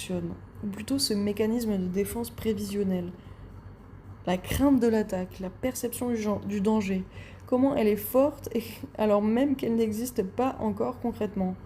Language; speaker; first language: French; native; French